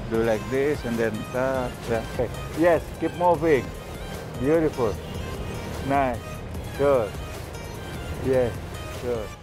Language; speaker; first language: English; non-native, learner; Indonesian